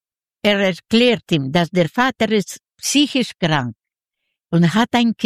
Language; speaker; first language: German; non-native, learner; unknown